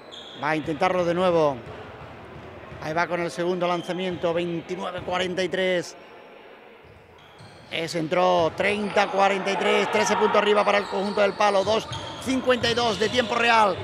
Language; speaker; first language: Spanish; native; Spanish